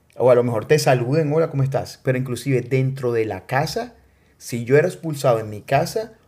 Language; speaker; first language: Spanish; native; Spanish